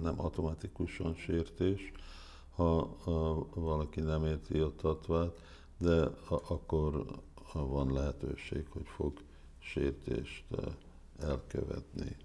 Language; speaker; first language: Hungarian; early bilingual, heritage; Hungarian